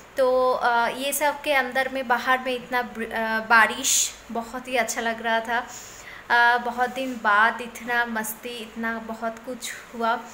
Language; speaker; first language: Hindi; non-native, local second language; Bangla